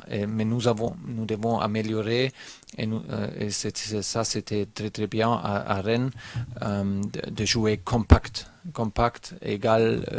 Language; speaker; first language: French; non-native, learner; German